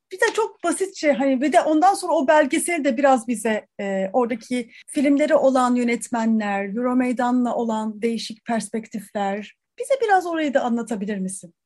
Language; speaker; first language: Turkish; native; Turkish